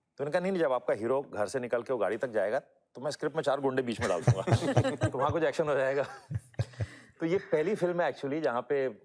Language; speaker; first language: Hindi; native; Hindi